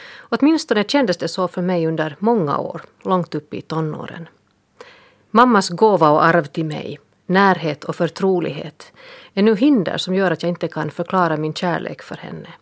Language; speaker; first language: Swedish; native; Swedish